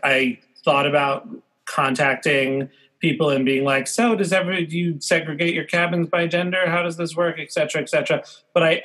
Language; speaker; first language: English; native; English